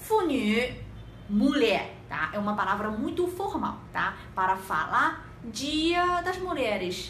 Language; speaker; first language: Portuguese; non-native, learner; Chinese